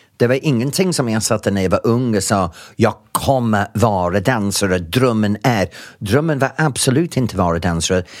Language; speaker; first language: Swedish; non-native, fluent; English